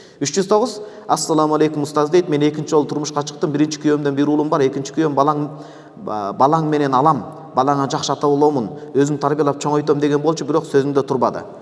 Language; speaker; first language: Kyrgyz; native; Kyrgyz